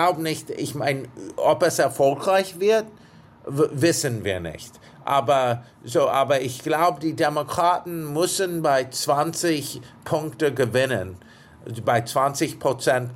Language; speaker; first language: German; non-native, fluent; English